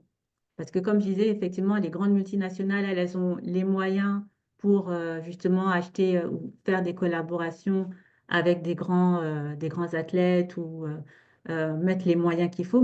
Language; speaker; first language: French; native; French